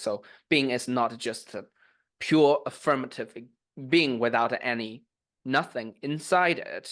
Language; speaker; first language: English; non-native, fluent; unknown